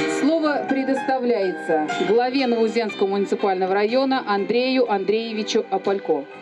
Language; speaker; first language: Russian; native; Russian